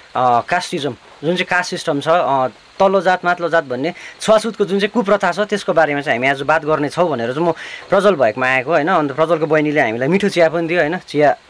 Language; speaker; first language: Nepali; native; Nepali